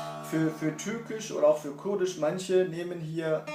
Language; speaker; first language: German; early bilingual, other home language; Kurdish